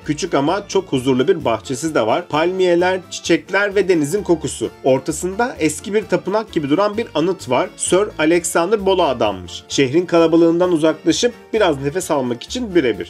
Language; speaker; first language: Turkish; native; Turkish